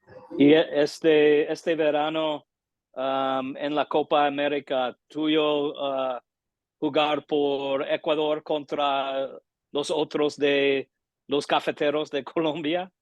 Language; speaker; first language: Spanish; non-native, learner; English